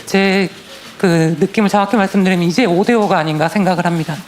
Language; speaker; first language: Korean; native; Korean